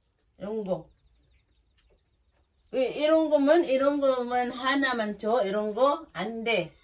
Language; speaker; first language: Korean; non-native, learner; Filipino